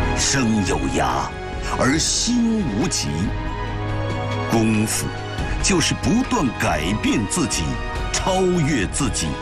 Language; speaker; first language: Chinese; native; Chinese